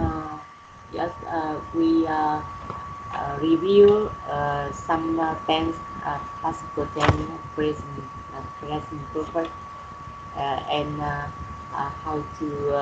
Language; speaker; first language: English; non-native, learner; Vietnamese